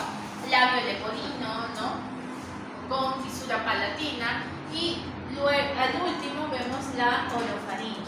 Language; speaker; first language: Spanish; native; Spanish